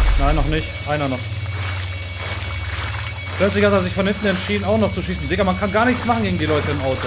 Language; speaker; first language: German; native; German